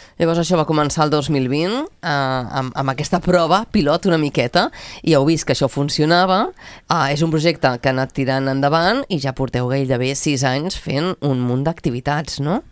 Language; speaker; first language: Catalan; native; Catalan